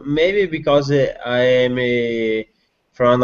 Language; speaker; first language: English; non-native, learner; Portuguese